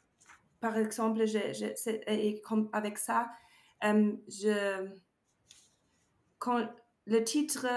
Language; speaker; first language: French; non-native, learner; German